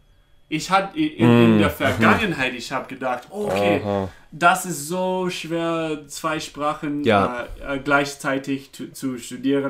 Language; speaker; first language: German; non-native, fluent; English